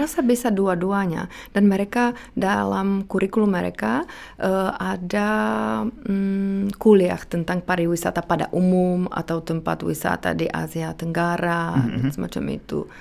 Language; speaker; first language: Indonesian; non-native, fluent; Czech